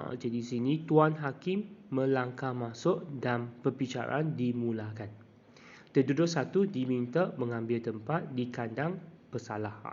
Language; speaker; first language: Malay; non-native, local second language; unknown